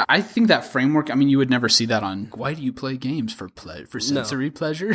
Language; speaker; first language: English; native; English